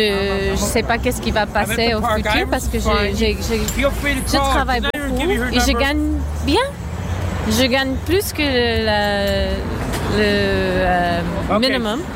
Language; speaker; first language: French; non-native, fluent; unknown